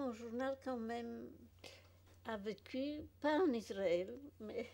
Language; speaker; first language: French; non-native, fluent; Polish